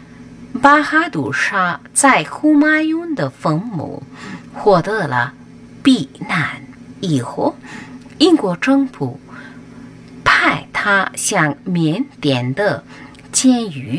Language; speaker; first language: Chinese; non-native, learner; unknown